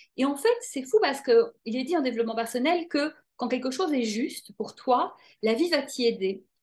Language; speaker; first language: French; native; French